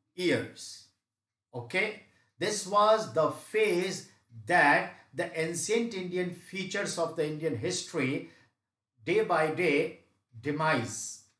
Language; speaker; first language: English; non-native, local second language; Hindi